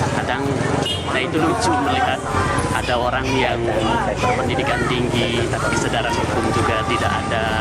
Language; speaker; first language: Indonesian; native; Indonesian